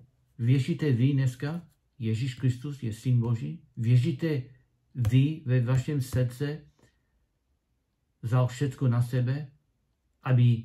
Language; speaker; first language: Czech; non-native, learner; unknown